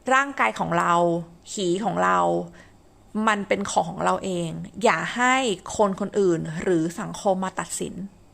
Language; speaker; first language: Thai; native; Thai